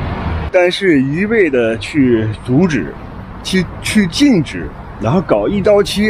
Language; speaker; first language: Chinese; native; Chinese